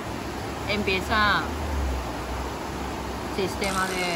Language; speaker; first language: Spanish; non-native, learner; Japanese